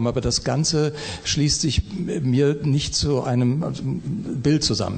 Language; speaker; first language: German; native; German